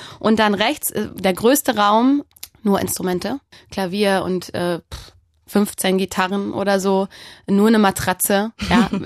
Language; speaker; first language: German; native; German